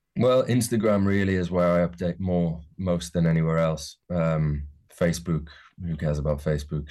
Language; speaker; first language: English; native; English